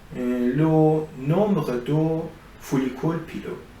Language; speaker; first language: French; non-native, learner; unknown